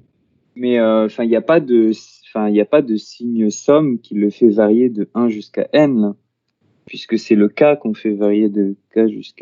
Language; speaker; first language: French; native; French